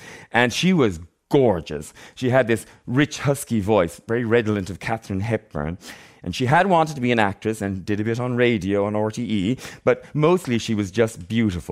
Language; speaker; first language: English; native; English